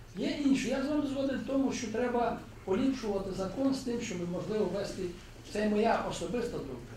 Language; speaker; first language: Ukrainian; native; Ukrainian